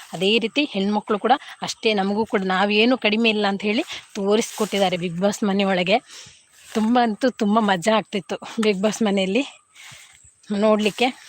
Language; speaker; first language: Kannada; non-native, local second language; Tulu